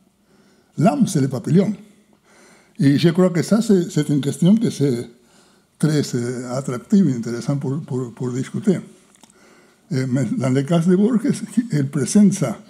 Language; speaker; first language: French; non-native, fluent; Spanish